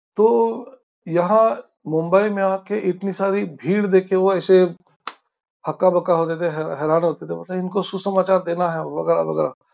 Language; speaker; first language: Hindi; non-native, local second language; Marathi